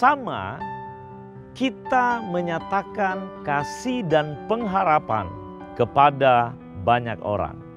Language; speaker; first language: Indonesian; native; Indonesian